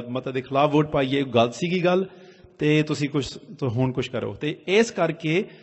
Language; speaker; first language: Punjabi; early bilingual, heritage; Punjabi